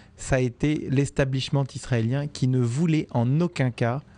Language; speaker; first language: French; native; French